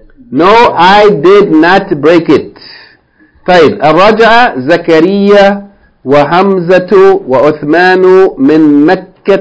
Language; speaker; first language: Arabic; non-native, fluent; English